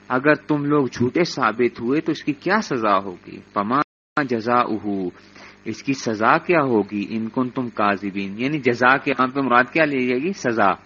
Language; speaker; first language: Urdu; native; Urdu